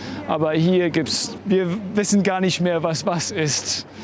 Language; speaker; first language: German; non-native, fluent; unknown